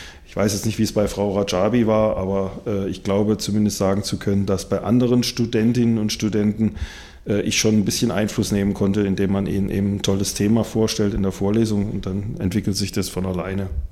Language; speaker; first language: German; native; German